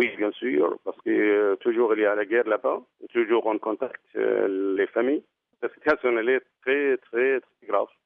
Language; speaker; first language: French; non-native, fluent; Arabic